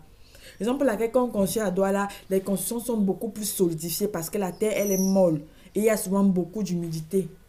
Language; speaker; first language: French; native; French